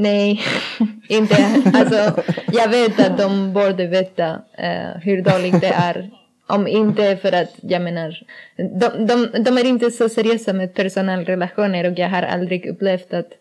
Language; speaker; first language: Swedish; non-native, learner; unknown